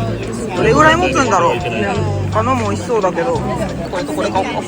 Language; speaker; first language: Japanese; native; Japanese